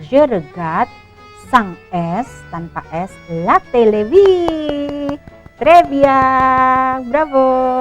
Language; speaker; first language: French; non-native, fluent; Indonesian